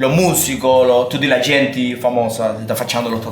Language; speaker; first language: Italian; non-native, learner; Spanish